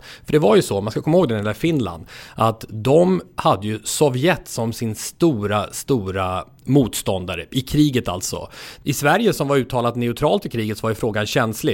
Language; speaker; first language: Swedish; native; Swedish